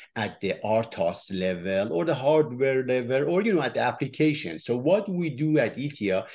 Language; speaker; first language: English; non-native, fluent; Persian